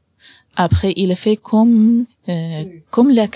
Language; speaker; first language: French; non-native, learner; Arabic